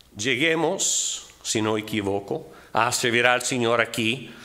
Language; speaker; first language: Spanish; non-native, fluent; English